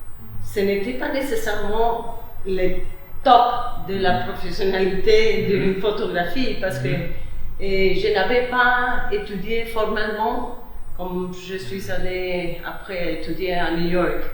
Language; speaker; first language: French; non-native, fluent; Spanish